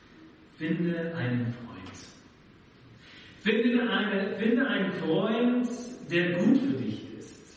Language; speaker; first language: German; non-native, fluent; English